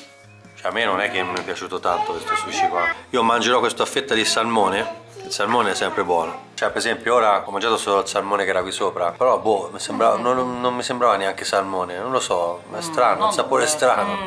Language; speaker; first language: Italian; native; Italian